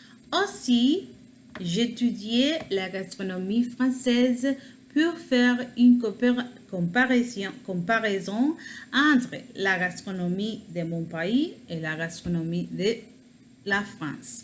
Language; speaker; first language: French; non-native, learner; Spanish